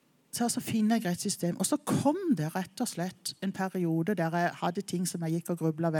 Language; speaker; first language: Norwegian; native; Norwegian